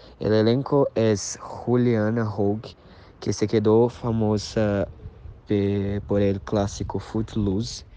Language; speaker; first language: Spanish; non-native, learner; Portuguese